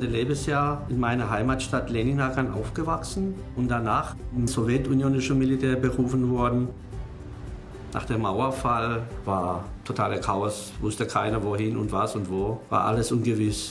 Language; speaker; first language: German; non-native, fluent; Armenian